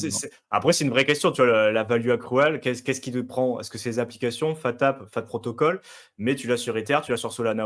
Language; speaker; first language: French; native; French